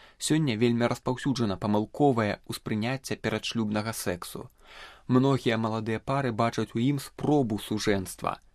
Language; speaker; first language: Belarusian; native; Belarusian